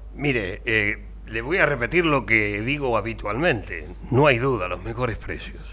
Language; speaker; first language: Spanish; native; Spanish